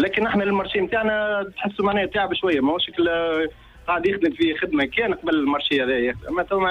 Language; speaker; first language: Arabic; native; Arabic